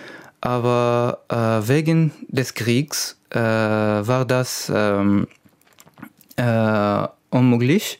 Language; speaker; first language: German; non-native, learner; Arabic